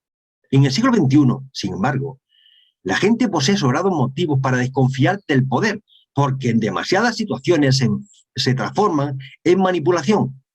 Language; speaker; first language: Spanish; native; Spanish